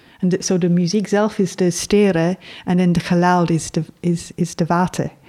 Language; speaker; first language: Dutch; non-native, fluent; English